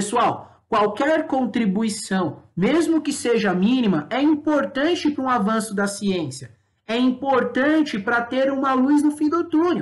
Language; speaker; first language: Portuguese; native; Portuguese